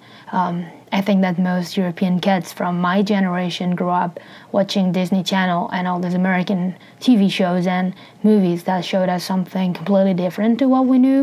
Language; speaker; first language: English; non-native, fluent; Spanish